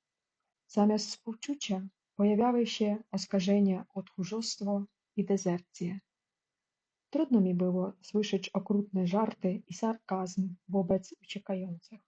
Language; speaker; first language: Polish; non-native, fluent; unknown